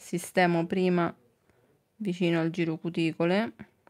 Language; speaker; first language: Italian; native; Italian